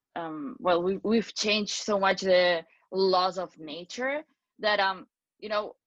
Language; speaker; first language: English; non-native, fluent; Spanish